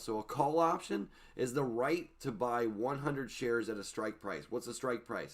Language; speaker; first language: English; native; English